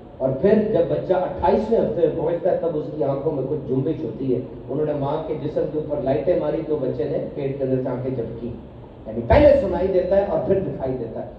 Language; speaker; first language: Urdu; native; Urdu